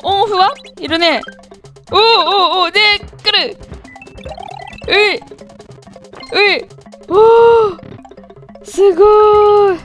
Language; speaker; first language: Japanese; native; Japanese